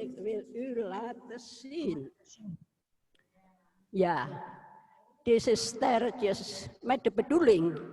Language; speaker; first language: Dutch; non-native, fluent; Indonesian